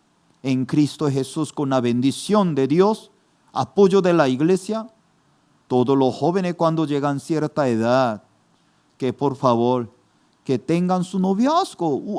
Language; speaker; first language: Spanish; non-native, fluent; Korean